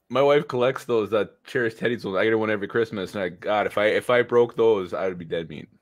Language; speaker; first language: English; native; English